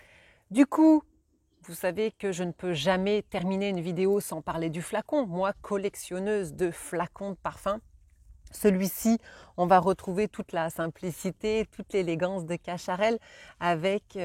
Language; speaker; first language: French; native; French